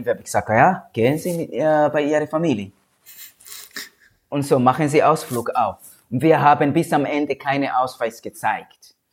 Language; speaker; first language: German; non-native, learner; Swahili